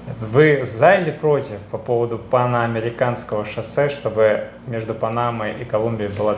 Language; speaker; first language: Russian; native; Russian